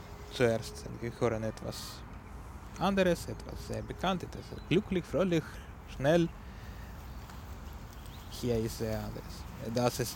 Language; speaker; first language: German; non-native, learner; Ukrainian